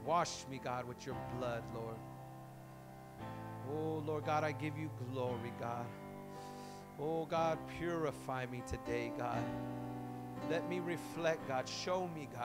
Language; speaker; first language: English; native; English